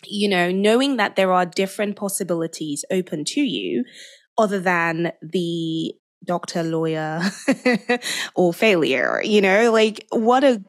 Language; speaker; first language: English; non-native, local second language; Yoruba